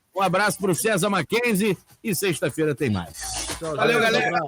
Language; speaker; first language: Portuguese; native; Portuguese